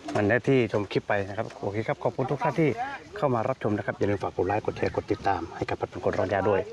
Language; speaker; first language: Thai; native; Thai